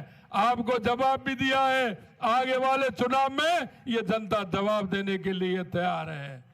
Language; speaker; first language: Hindi; native; Hindi